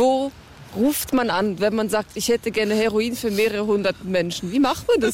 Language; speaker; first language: German; native; German